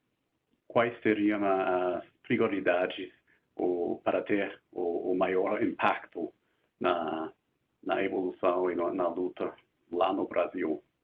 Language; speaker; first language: Portuguese; non-native, fluent; English